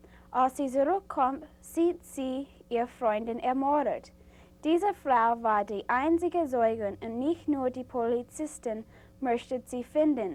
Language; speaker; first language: German; non-native, learner; English